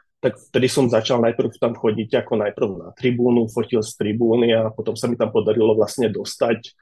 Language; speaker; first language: Slovak; non-native, local second language; Hungarian